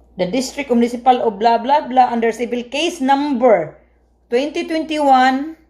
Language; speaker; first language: Filipino; non-native, local second language; Cebuano